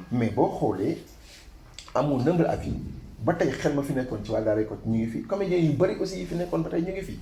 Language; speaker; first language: Wolof; native; Wolof